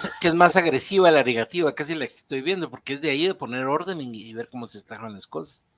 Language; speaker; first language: Spanish; native; Spanish